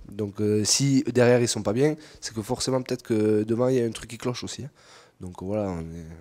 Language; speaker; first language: French; native; French